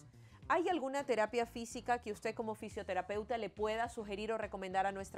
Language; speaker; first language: Spanish; native; Spanish